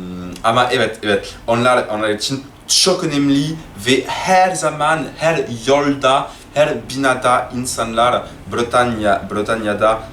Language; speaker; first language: Turkish; non-native, learner; French